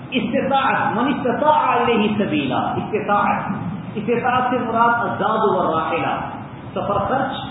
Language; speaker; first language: Urdu; non-native, local second language; Punjabi